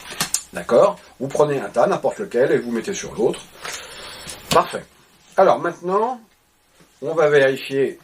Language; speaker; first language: French; native; French